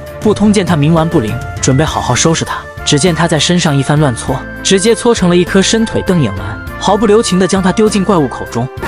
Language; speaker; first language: Chinese; native; Chinese